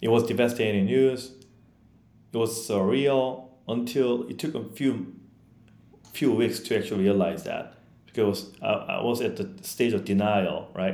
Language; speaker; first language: English; non-native, fluent; Korean